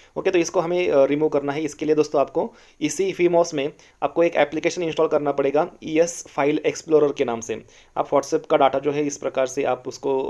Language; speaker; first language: Hindi; non-native, local second language; Marathi